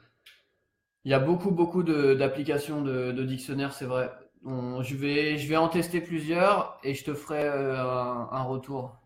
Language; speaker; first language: French; native; French